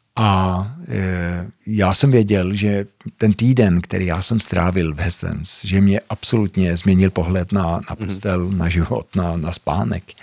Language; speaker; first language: Czech; early bilingual, heritage; Czech